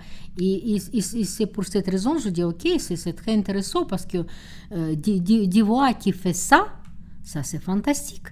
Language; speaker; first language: French; non-native, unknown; Russian